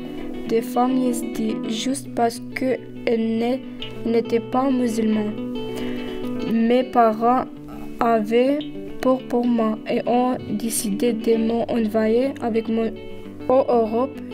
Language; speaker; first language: French; non-native, learner; Kurdish